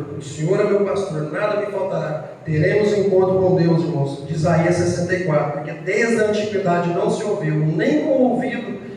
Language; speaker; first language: Portuguese; native; Portuguese